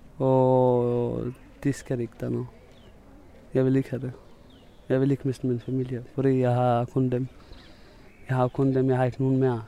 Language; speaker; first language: Danish; non-native, fluent; Arabic